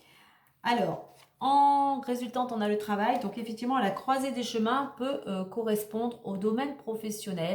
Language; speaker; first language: French; native; French